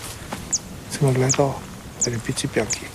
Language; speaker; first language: German; native; German